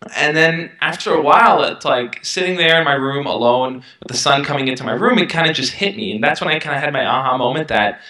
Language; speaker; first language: English; native; English